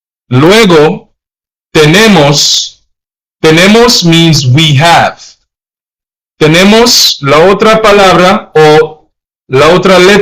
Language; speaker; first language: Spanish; non-native, learner; English